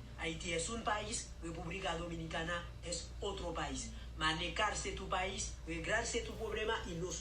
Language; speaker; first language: Spanish; non-native, learner; Haitian Creole